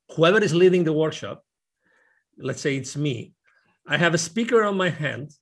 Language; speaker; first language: English; non-native, fluent; Spanish